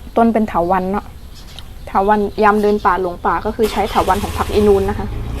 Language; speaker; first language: Thai; non-native, local second language; Northern Khmer